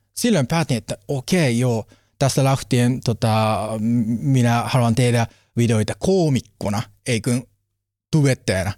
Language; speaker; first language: Finnish; non-native, learner; Japanese